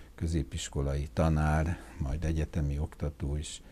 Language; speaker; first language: Hungarian; native; Hungarian